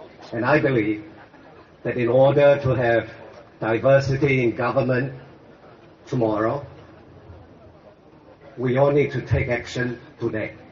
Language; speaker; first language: English; non-native, local second language; Chinese